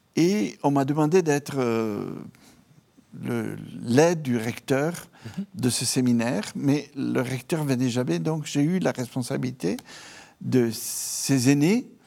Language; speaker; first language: French; non-native, fluent; Italian